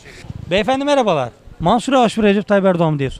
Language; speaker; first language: Turkish; native; Turkish